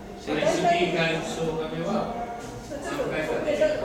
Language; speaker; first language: Japanese; non-native, learner; Bangla